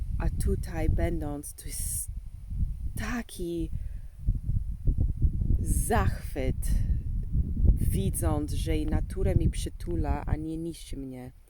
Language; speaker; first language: Polish; non-native, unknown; English